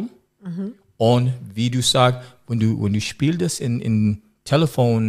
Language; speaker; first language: German; non-native, learner; English